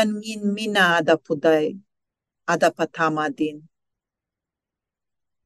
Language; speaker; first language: English; non-native, local second language; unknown